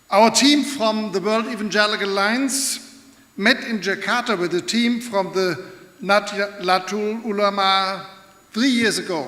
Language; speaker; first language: English; non-native, fluent; German